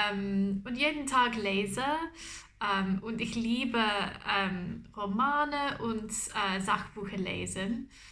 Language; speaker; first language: German; non-native, learner; English